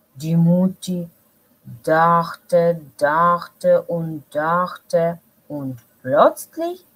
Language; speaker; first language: German; non-native, fluent; Russian